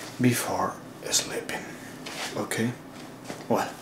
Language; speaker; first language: English; non-native, learner; Spanish